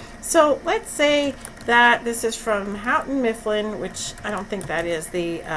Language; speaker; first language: English; native; English